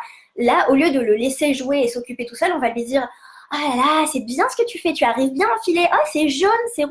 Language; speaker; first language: French; native; French